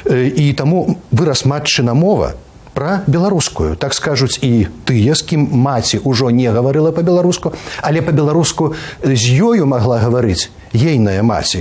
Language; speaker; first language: Belarusian; native; Belarusian